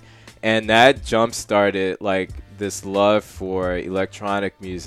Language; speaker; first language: English; native; English